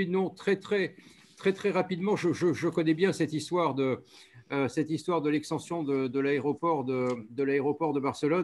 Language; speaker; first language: French; native; French